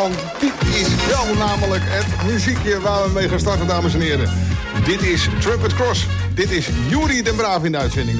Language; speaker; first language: Dutch; native; Dutch